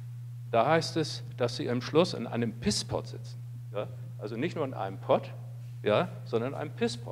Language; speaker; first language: German; native; German